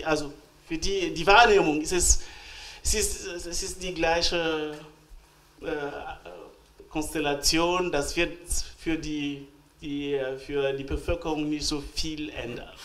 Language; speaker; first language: German; non-native, fluent; French